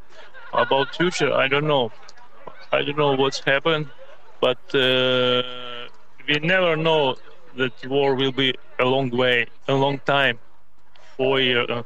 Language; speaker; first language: English; non-native, learner; Ukrainian